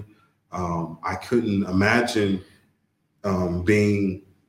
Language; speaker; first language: English; native; English